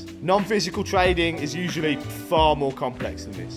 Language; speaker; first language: English; native; English